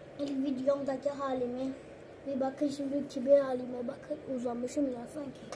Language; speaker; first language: Turkish; early bilingual, other home language; Persian